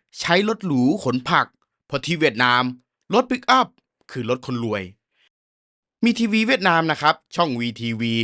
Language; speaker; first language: Thai; native; Thai